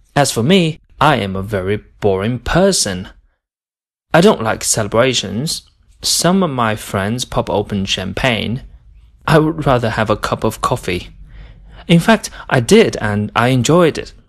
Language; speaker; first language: English; non-native, fluent; Chinese